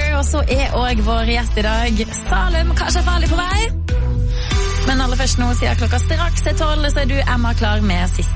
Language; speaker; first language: Norwegian; native; Norwegian